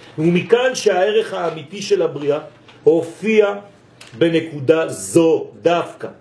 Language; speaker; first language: Hebrew; non-native, fluent; French